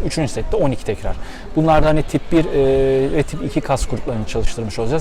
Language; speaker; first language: Turkish; native; Turkish